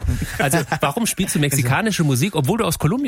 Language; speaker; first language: German; native; German